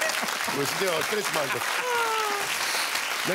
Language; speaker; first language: German; native; German